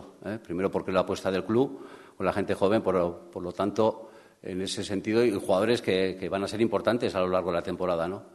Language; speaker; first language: Spanish; native; Spanish